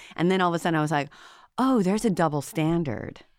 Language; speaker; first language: English; native; English